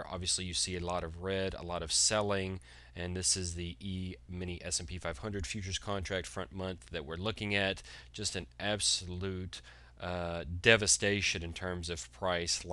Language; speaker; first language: English; native; English